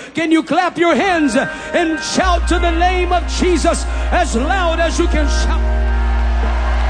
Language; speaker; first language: English; non-native, fluent; Portuguese